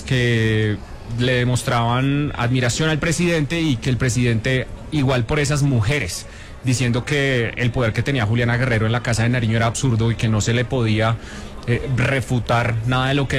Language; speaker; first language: Spanish; native; Spanish